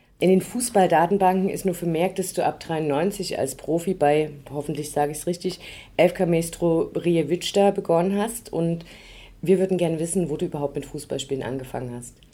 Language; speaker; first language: German; native; German